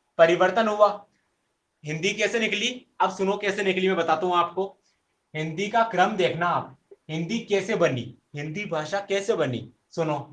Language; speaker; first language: Hindi; native; Hindi